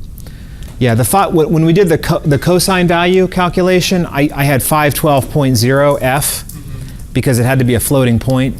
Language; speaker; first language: English; native; English